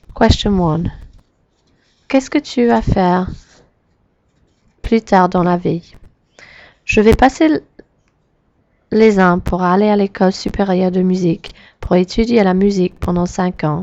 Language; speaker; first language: French; non-native, learner; English